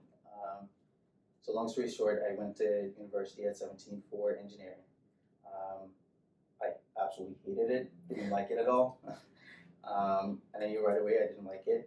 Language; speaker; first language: English; non-native, local second language; Yoruba